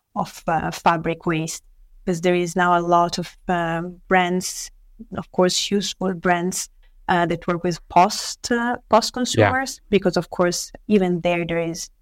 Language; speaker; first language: English; non-native, fluent; Italian